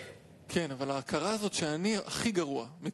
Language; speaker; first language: Hebrew; native; Hebrew